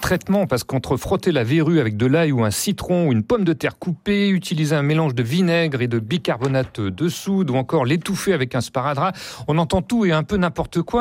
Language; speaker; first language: French; native; French